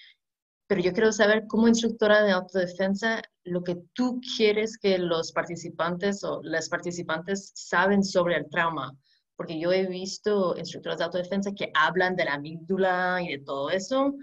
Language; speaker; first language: Spanish; non-native, fluent; English